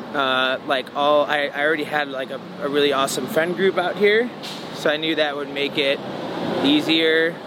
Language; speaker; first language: English; native; English